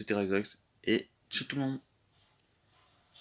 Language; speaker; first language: French; native; French